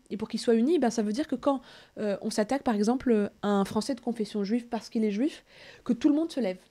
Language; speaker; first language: French; native; French